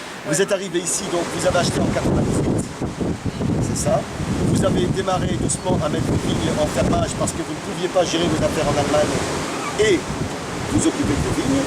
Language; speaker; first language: French; native; French